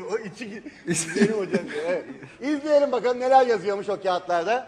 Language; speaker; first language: Turkish; native; Turkish